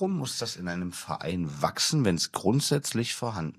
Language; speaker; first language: German; native; German